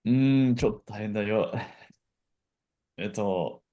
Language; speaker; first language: Japanese; non-native, learner; English